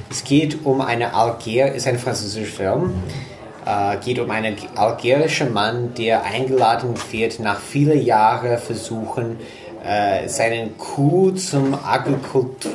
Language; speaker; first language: German; non-native, fluent; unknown